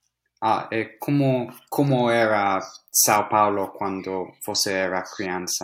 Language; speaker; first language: Portuguese; non-native, fluent; English